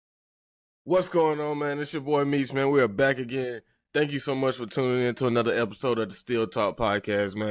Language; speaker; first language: English; native; English